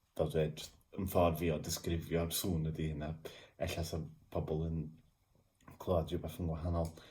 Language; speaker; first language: Welsh; native; Welsh